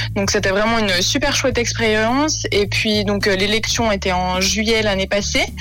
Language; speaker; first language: French; native; French